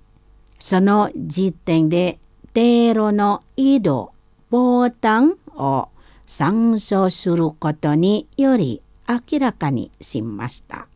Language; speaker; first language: Japanese; non-native, learner; Indonesian